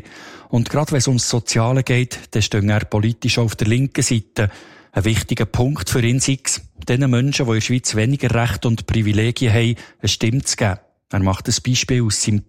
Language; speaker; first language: German; native; German